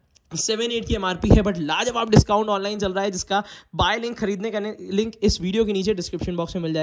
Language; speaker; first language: Hindi; native; Hindi